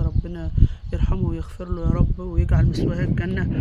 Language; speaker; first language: Arabic; native; Arabic